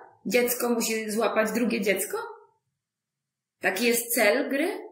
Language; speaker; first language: Polish; native; Polish